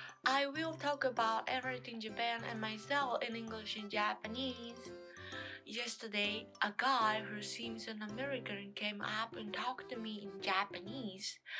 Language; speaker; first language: English; non-native, learner; Japanese